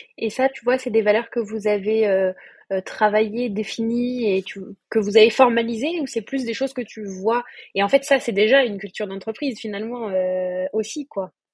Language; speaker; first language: French; native; French